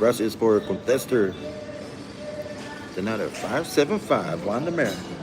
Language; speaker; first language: Spanish; non-native, learner; English